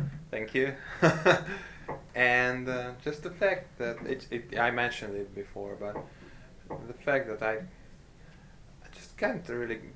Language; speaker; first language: English; non-native, fluent; Hungarian